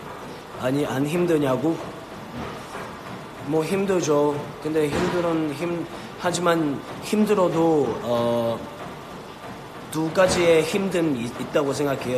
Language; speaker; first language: Korean; non-native, fluent; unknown